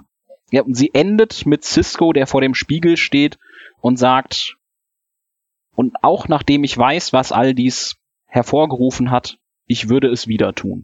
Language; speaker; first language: German; native; German